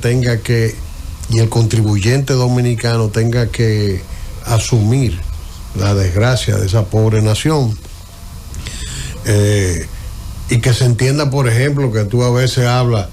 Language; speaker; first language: Spanish; native; Spanish